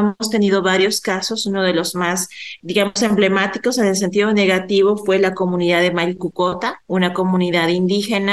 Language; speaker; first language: Spanish; native; Spanish